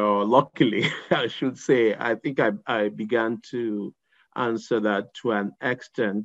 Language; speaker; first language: English; non-native, local second language; Igbo